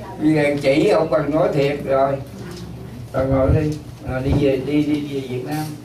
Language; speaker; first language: Vietnamese; early bilingual, heritage; Vietnamese